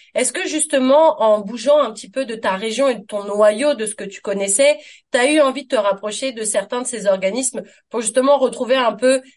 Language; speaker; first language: French; native; French